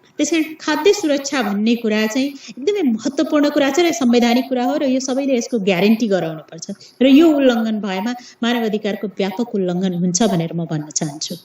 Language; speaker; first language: Nepali; non-native, local second language; Awadhi